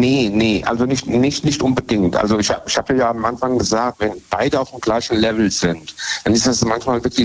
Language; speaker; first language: German; native; German